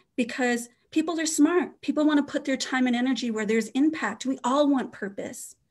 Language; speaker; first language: English; native; English